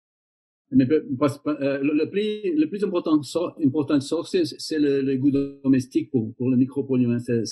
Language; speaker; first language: French; non-native, learner; Portuguese